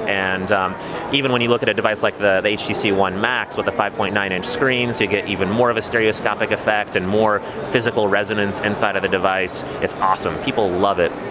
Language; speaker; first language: English; native; English